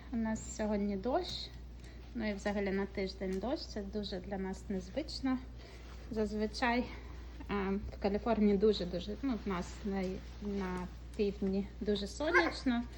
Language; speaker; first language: Ukrainian; native; Ukrainian